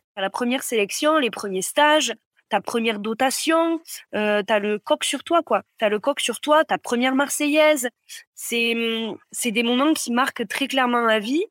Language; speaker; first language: French; native; French